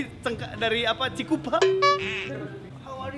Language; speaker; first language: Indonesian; native; Indonesian